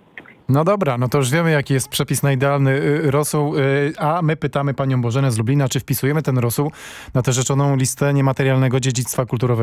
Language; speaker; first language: Polish; native; Polish